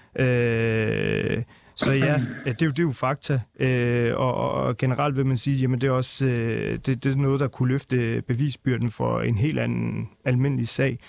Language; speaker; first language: Danish; early bilingual, other home language; Punjabi